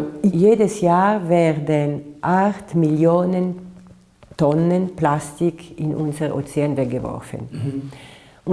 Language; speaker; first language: German; non-native, fluent; Italian